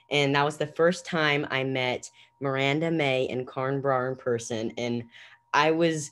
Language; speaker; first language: English; native; English